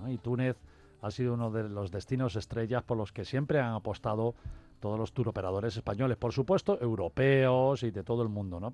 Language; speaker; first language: Spanish; native; Spanish